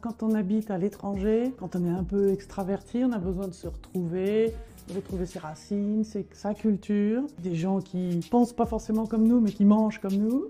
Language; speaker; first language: French; native; French